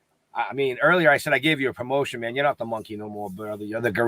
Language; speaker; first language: English; native; English